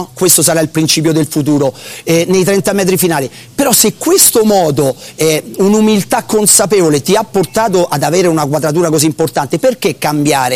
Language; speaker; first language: Italian; native; Italian